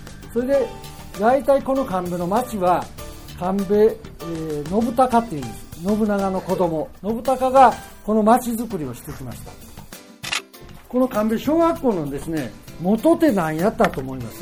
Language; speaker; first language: Japanese; native; Japanese